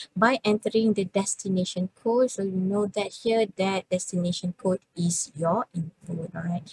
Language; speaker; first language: English; non-native, local second language; Malay